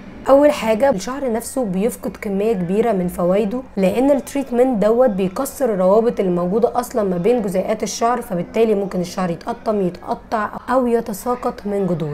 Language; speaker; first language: Arabic; native; Arabic